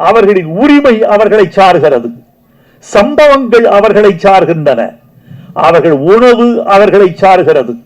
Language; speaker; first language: Tamil; native; Tamil